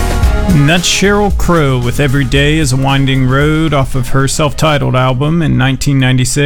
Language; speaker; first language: English; native; English